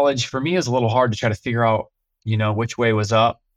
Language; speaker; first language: English; native; English